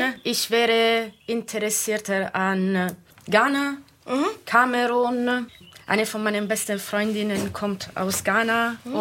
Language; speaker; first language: German; non-native, learner; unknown